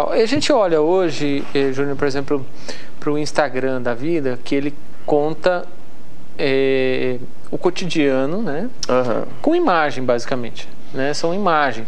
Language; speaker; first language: Portuguese; native; Portuguese